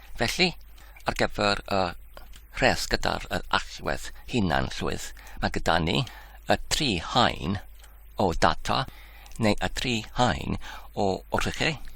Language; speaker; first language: Welsh; non-native, local second language; English